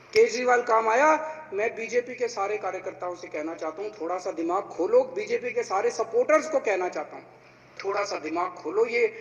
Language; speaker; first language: Hindi; native; Hindi